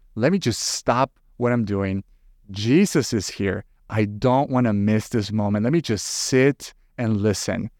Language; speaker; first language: English; non-native, fluent; Spanish